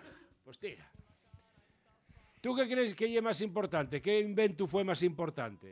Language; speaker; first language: Spanish; native; Spanish